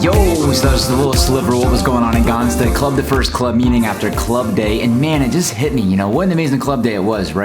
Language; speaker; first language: English; native; English